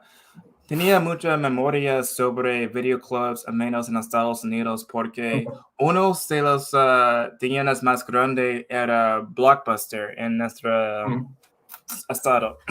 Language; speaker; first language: Spanish; non-native, fluent; English